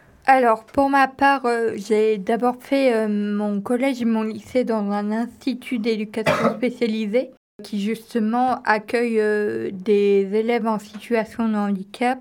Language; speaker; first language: French; native; French